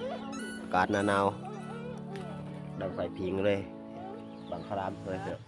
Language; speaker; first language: Thai; non-native, local second language; Lao